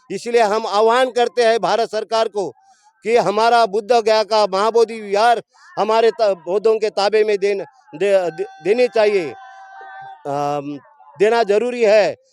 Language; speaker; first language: Hindi; non-native, local second language; Marathi